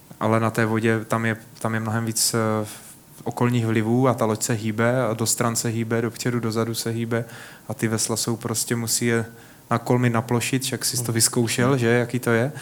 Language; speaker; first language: Czech; native; Czech